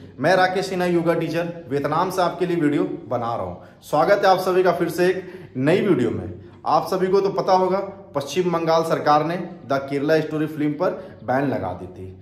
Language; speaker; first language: Hindi; native; Hindi